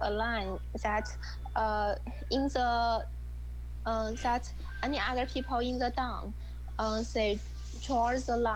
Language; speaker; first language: English; non-native, learner; Chinese